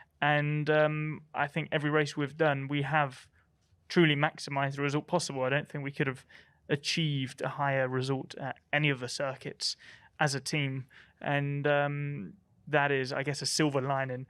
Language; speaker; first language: English; native; English